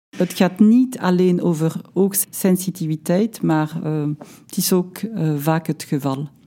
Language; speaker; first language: Dutch; non-native, local second language; French